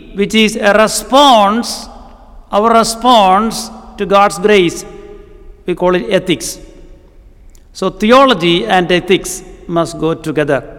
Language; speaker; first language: English; non-native, local second language; Malayalam